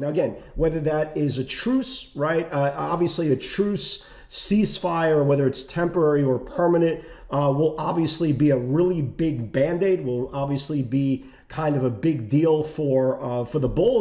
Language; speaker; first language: English; native; English